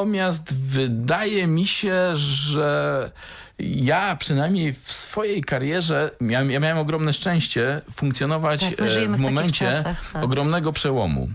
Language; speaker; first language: Polish; native; Polish